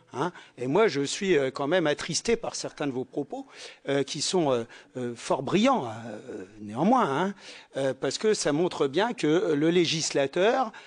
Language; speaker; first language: French; native; French